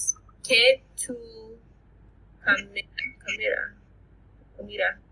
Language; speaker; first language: Spanish; non-native, learner; English